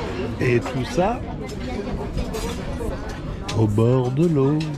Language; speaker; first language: French; native; French